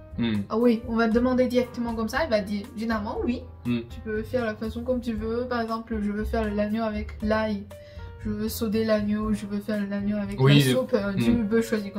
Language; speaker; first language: French; non-native, fluent; Chinese